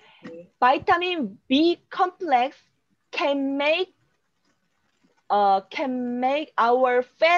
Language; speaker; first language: English; non-native, learner; Korean